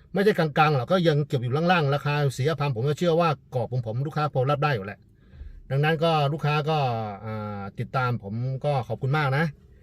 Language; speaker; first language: Thai; non-native, fluent; Chinese